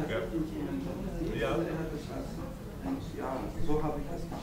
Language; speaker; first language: German; non-native, learner; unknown